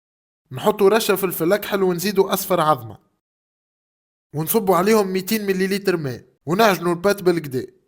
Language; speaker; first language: Arabic; native; Arabic